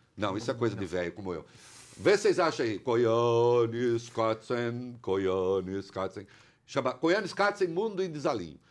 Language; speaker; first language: Portuguese; native; Portuguese